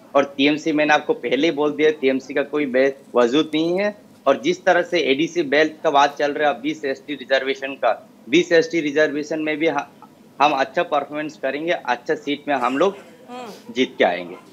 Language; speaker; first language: Hindi; non-native, local second language; Kok Borok